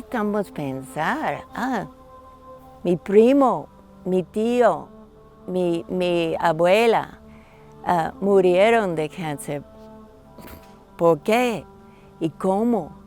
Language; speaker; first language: Spanish; non-native, learner; English